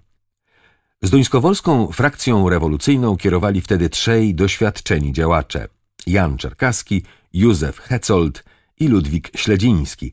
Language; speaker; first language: Polish; native; Polish